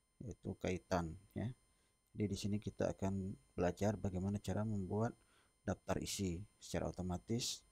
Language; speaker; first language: Indonesian; native; Indonesian